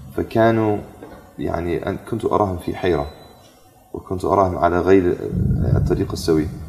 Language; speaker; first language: Arabic; non-native, fluent; English